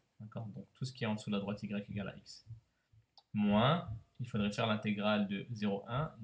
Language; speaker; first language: French; native; French